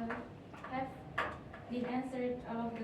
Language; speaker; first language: English; non-native, learner; Indonesian